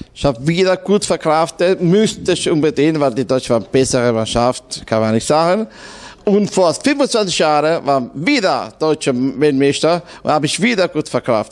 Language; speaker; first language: German; non-native, fluent; Italian